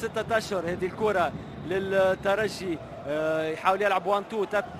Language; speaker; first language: Arabic; native; Arabic